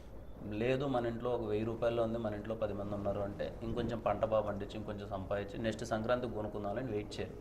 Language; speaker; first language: Telugu; native; Telugu